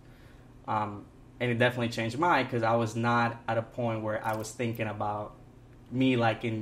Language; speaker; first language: English; non-native, fluent; Spanish